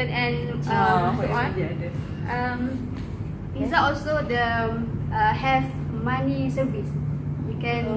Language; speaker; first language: English; non-native, learner; Malay